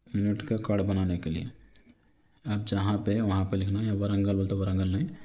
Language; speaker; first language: Hindi; non-native, local second language; Telugu